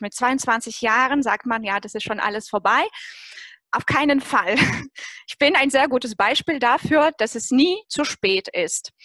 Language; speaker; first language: German; non-native, fluent; Russian